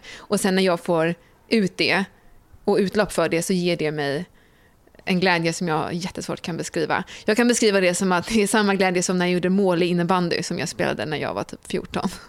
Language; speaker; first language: Swedish; native; Swedish